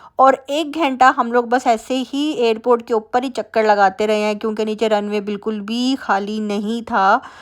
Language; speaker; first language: Urdu; native; Urdu